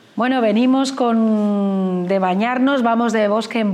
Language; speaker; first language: Spanish; native; Spanish